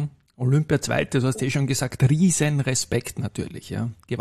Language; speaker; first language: German; native; German